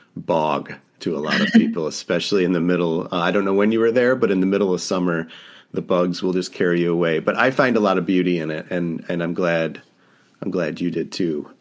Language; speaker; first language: English; native; English